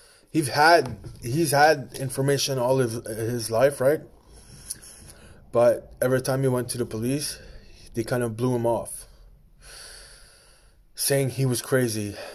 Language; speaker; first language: English; early bilingual, other home language; French